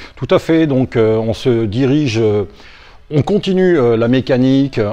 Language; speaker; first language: French; native; French